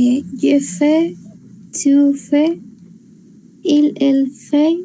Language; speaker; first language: French; non-native, learner; Spanish